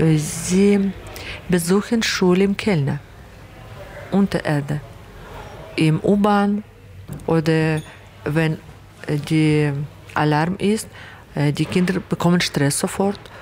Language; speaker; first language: German; non-native, learner; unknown